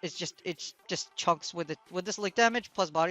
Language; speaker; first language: English; native; English